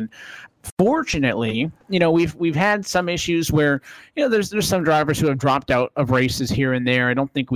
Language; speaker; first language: English; native; English